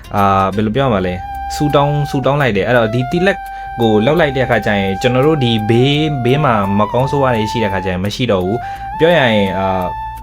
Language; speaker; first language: Burmese; non-native, local second language; Hindi